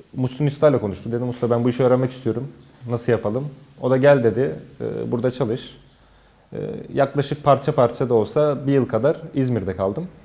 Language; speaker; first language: Turkish; native; Turkish